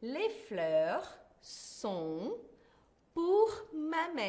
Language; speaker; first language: French; non-native, fluent; Portuguese